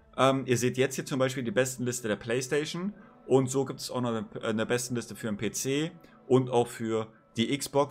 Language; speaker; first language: German; native; German